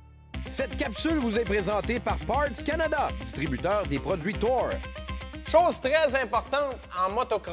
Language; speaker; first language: French; native; French